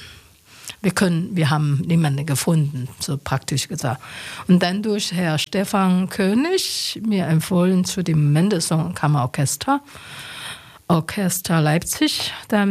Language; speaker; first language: German; non-native, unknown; Chinese